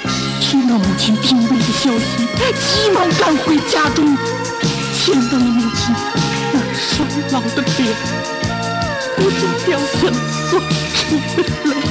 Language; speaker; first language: Chinese; native; Chinese